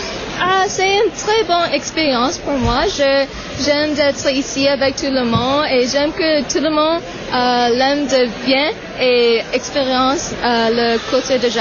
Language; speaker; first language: French; non-native, learner; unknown